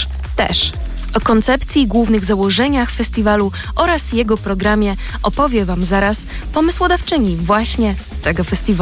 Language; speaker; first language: Polish; native; Polish